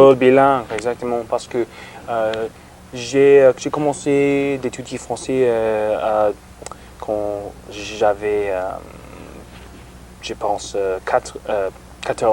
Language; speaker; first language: French; non-native, learner; English